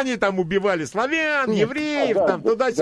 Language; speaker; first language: Russian; native; Russian